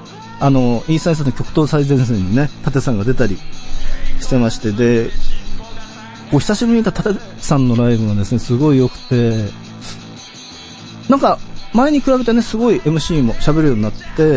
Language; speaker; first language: Japanese; native; Japanese